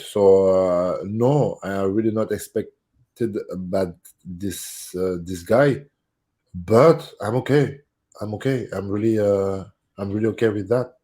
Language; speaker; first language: English; non-native, fluent; French